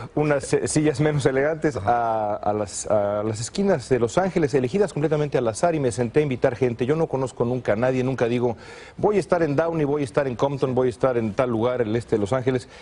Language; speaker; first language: Spanish; native; Spanish